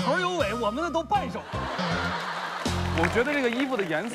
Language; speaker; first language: Chinese; native; Chinese